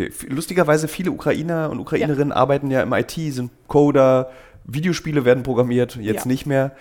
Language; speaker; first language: German; native; German